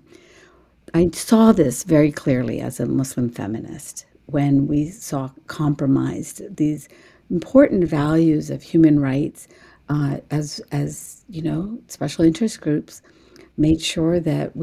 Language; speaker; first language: English; early bilingual, other home language; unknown